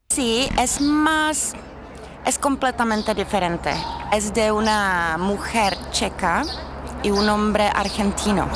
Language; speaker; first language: Spanish; non-native, learner; Czech